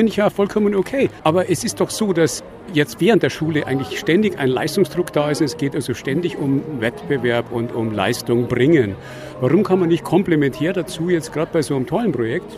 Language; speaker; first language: German; native; German